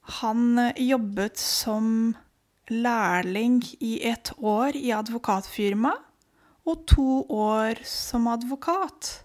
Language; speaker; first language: Norwegian; non-native, fluent; Spanish